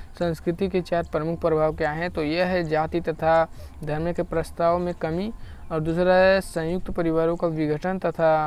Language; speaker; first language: Hindi; native; Hindi